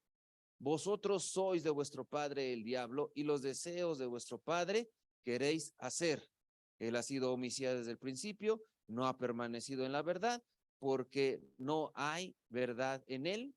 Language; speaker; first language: Spanish; native; Spanish